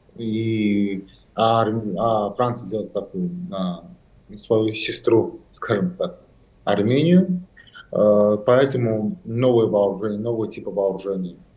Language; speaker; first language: Russian; non-native, local second language; Azerbaijani